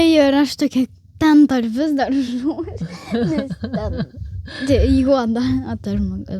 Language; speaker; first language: Lithuanian; early bilingual, heritage; Lithuanian